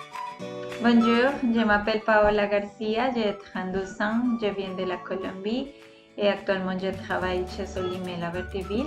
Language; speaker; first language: French; non-native, fluent; Spanish